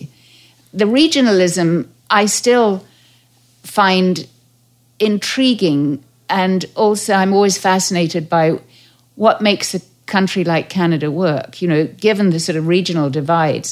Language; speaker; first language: English; native; English